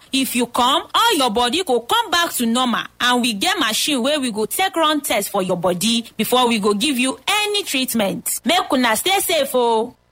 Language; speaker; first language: Nigerian Pidgin; native; Nigerian Pidgin